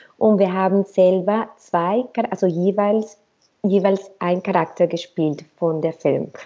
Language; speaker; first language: German; non-native, fluent; Spanish